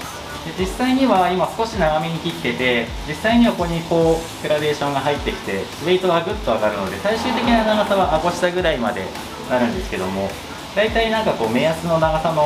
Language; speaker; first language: Japanese; native; Japanese